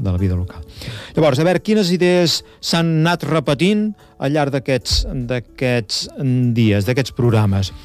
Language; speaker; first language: Catalan; native; Catalan